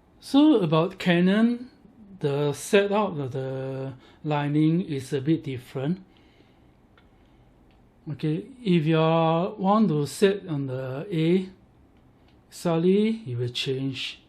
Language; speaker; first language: English; non-native, learner; Chinese